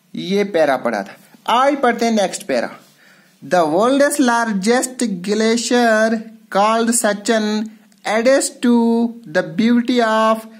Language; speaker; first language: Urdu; non-native, local second language; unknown